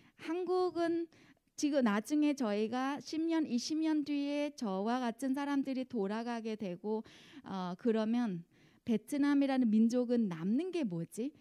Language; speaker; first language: Korean; non-native, fluent; Vietnamese